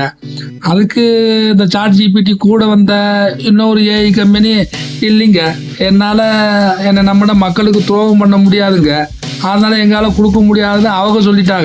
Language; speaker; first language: Tamil; native; Tamil